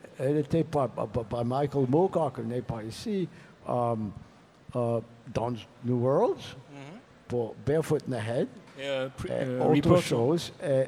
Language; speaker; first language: French; non-native, learner; English